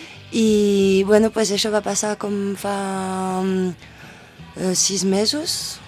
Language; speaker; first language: Catalan; non-native, fluent; French